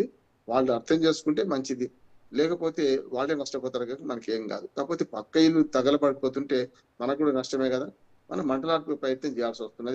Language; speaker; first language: Telugu; native; Telugu